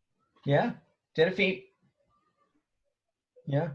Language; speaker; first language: Danish; non-native, fluent; English